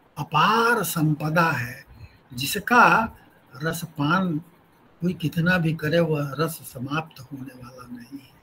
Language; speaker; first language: Hindi; native; Hindi